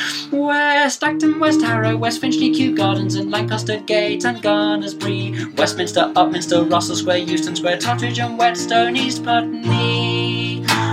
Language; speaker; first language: English; native; English